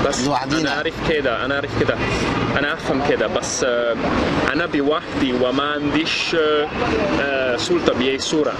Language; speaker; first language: Arabic; non-native, fluent; Italian